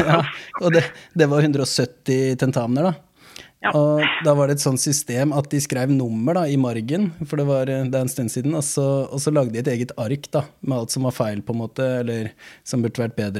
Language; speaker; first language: Norwegian; native; Norwegian